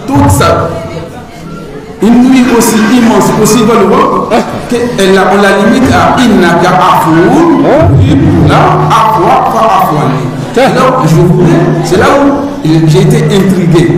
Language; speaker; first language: French; non-native, local second language; Soninke